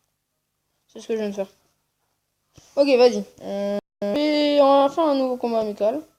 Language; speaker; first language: French; native; French